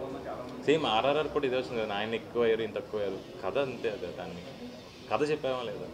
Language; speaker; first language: Telugu; native; Telugu